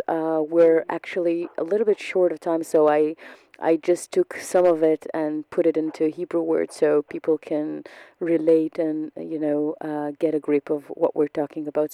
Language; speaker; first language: English; non-native, fluent; Hebrew